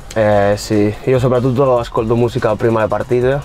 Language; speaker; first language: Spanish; native; Spanish